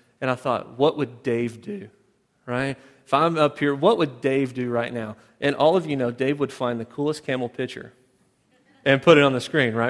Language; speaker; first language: English; native; English